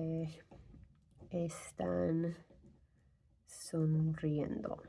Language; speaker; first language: Spanish; non-native, fluent; English